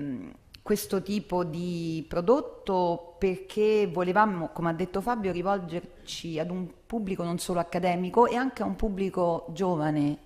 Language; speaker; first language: Italian; native; Italian